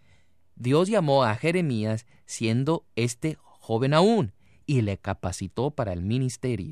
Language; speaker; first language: Spanish; native; Spanish